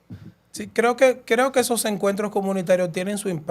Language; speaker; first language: Spanish; native; Spanish